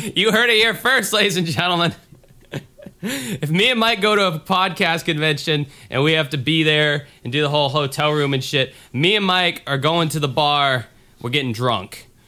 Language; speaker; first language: English; native; English